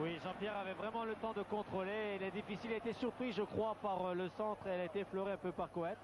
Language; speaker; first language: French; native; French